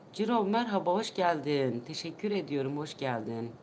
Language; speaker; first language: Turkish; non-native, local second language; Kurdish